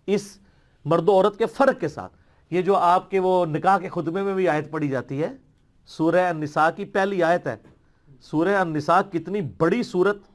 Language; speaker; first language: Urdu; non-native, local second language; Punjabi